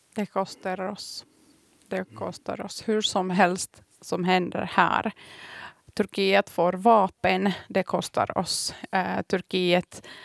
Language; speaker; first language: Swedish; early bilingual, other home language; Kurdish